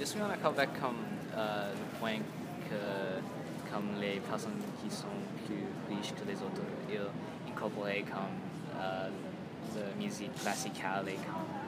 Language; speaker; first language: French; non-native, learner; English